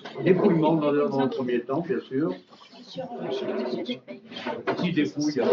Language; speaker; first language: French; native; French